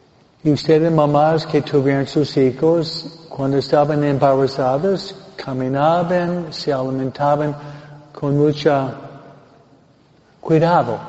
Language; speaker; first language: Spanish; non-native, fluent; English